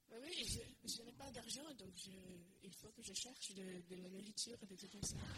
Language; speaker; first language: French; non-native, learner; Portuguese